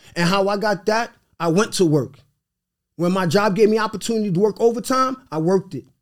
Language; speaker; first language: English; early bilingual, other home language; Haitian Creole